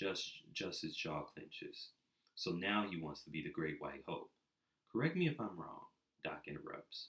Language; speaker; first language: English; native; English